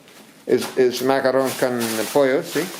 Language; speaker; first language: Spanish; non-native, learner; English